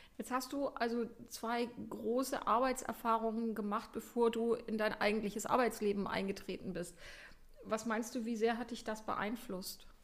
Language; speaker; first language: German; native; German